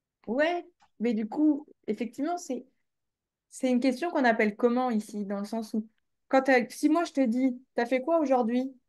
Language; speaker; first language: French; native; French